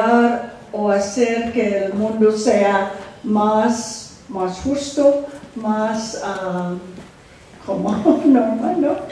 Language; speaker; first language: Spanish; non-native, fluent; English